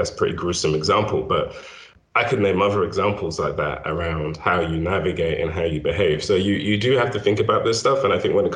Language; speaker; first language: English; native; English